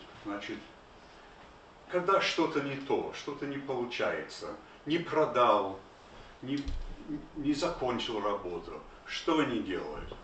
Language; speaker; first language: Russian; non-native, fluent; English